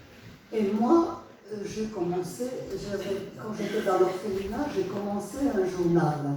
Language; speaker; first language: French; non-native, fluent; Polish